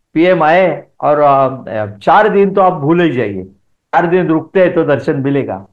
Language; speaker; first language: Hindi; non-native, local second language; Marathi